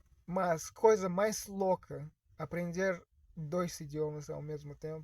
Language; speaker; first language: Portuguese; non-native, fluent; Russian